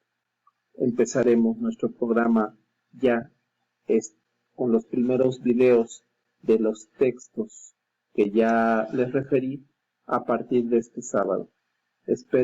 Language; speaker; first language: Spanish; native; Spanish